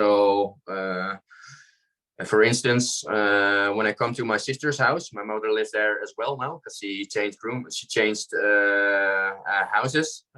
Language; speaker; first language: English; non-native, fluent; Dutch